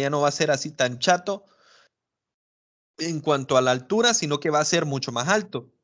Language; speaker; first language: Spanish; native; Spanish